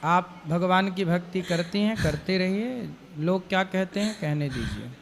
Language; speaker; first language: Hindi; native; Hindi